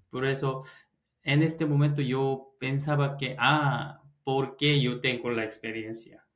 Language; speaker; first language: Spanish; non-native, learner; Korean